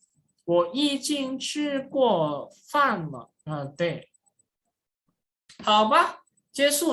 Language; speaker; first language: Chinese; non-native, fluent; Indonesian